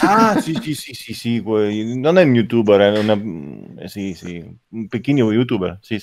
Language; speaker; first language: Spanish; non-native, learner; Italian